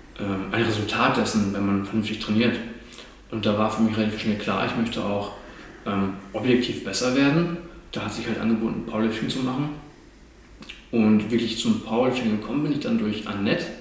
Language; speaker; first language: German; native; German